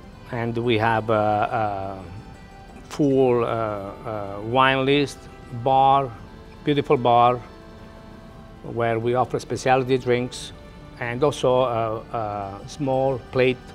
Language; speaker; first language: English; non-native, fluent; Italian